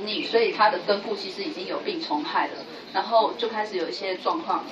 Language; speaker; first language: Chinese; native; Chinese